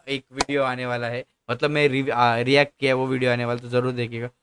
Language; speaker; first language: Hindi; non-native, local second language; Marathi